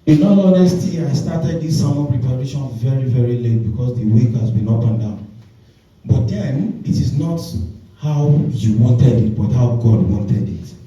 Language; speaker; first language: English; non-native, local second language; Yoruba